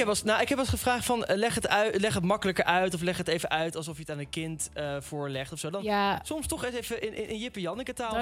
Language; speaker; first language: Dutch; native; Dutch